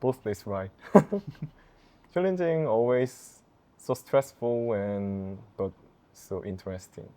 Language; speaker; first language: English; non-native, learner; Korean